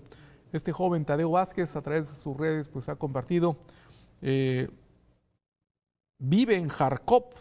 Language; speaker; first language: Spanish; native; Spanish